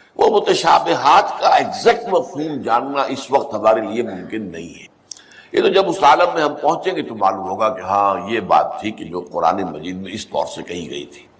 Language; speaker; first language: Urdu; native; Urdu